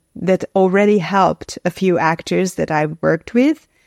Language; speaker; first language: English; non-native, fluent; Hungarian